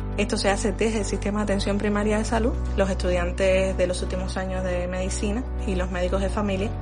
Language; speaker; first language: Spanish; native; Spanish